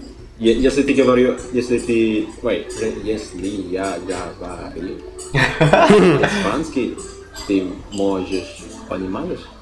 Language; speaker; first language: Russian; non-native, learner; Indonesian